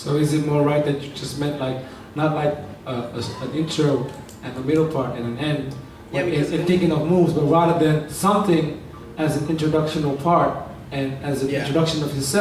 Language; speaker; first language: English; non-native, fluent; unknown